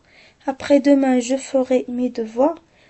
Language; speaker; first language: French; non-native, local second language; Arabic